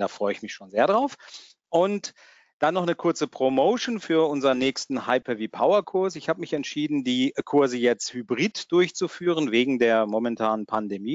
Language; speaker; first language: German; native; German